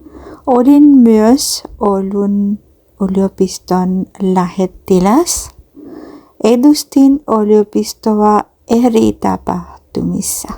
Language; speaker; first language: Finnish; non-native, learner; Bangla